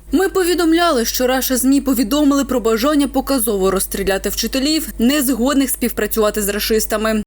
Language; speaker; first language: Ukrainian; native; Ukrainian